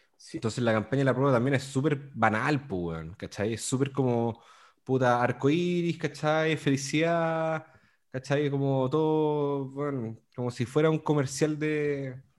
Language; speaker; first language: Spanish; native; Spanish